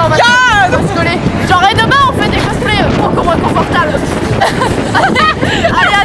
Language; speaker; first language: French; native; French